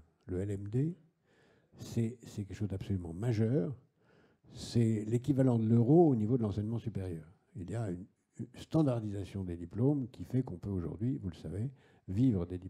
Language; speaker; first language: French; native; French